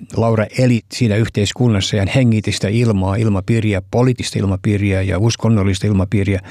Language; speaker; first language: Finnish; early bilingual, heritage; Finnish